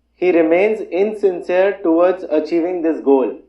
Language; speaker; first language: English; non-native, local second language; Urdu